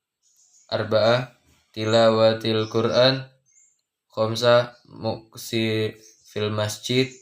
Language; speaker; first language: Arabic; non-native, learner; Indonesian